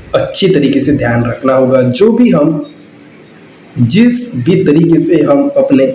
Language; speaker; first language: Hindi; non-native, local second language; Marathi